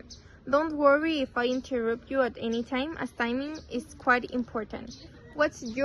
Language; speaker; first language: English; non-native, fluent; Spanish